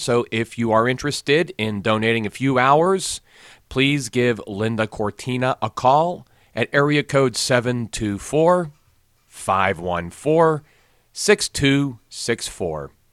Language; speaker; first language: English; native; English